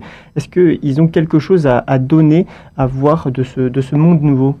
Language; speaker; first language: French; native; French